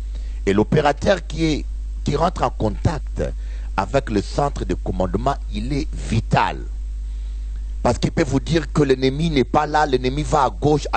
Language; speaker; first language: French; non-native, local second language; Lingala